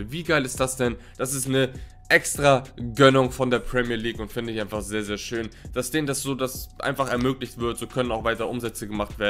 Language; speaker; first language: German; native; German